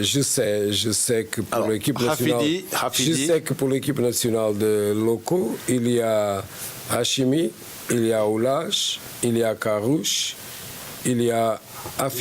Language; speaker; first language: French; non-native, fluent; Portuguese